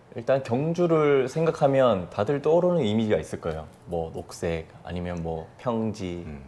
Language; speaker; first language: Korean; native; Korean